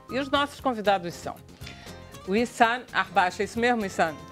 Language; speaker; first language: Portuguese; native; Portuguese